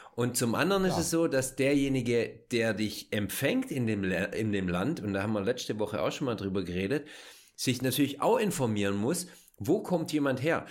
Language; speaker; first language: German; native; German